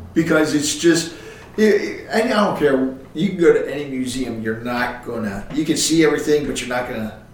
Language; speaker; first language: English; native; English